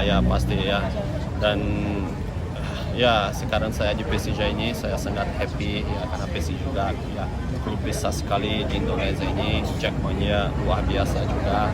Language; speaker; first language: Indonesian; non-native, fluent; Portuguese